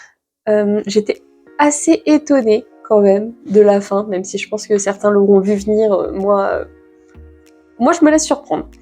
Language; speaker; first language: French; native; French